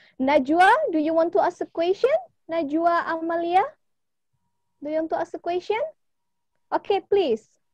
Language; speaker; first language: English; non-native, fluent; Indonesian